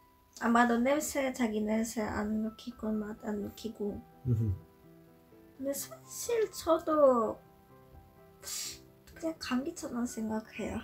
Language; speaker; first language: Korean; non-native, learner; Polish